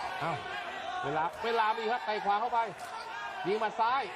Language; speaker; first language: Thai; native; Thai